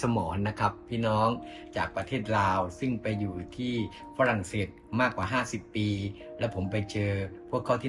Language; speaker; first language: Thai; native; Thai